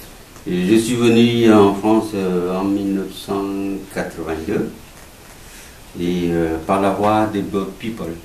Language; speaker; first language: French; non-native, learner; Vietnamese